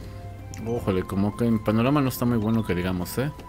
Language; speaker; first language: Spanish; native; Spanish